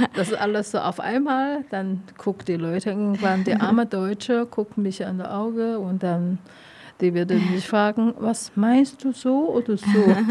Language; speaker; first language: German; non-native, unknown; Chinese